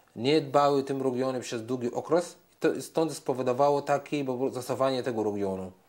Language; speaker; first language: Polish; non-native, fluent; Arabic